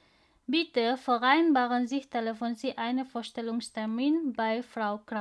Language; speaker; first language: German; non-native, learner; Indonesian